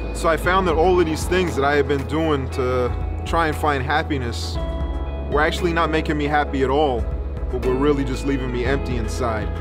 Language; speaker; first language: English; native; English